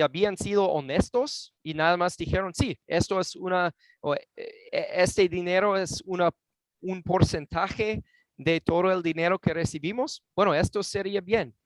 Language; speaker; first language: Spanish; non-native, fluent; English